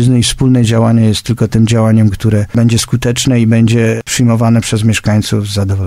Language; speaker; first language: Polish; native; Polish